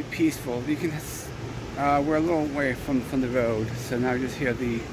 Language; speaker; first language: English; native; English